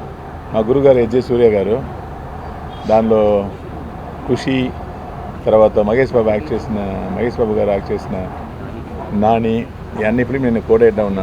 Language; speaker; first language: Telugu; non-native, learner; Tamil